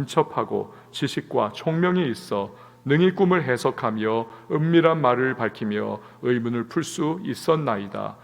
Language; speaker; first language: Korean; native; Korean